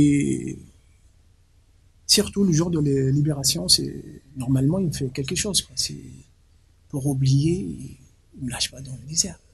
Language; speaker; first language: French; non-native, local second language; Arabic